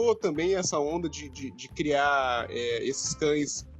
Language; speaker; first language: Portuguese; native; Portuguese